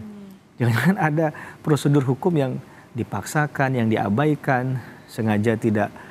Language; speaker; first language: Indonesian; native; Indonesian